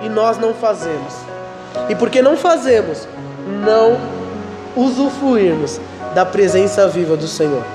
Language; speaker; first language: Portuguese; native; Portuguese